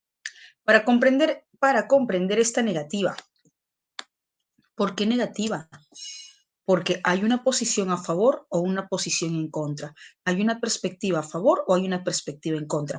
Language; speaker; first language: Spanish; native; Spanish